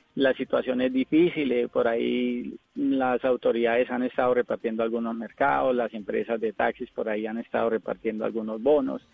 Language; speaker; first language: Spanish; native; Spanish